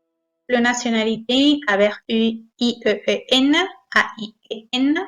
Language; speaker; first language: French; non-native, fluent; Spanish